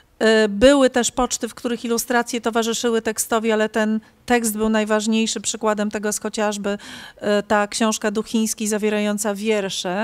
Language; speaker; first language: Polish; native; Polish